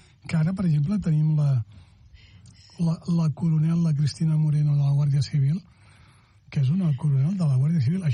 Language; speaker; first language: Catalan; native; Catalan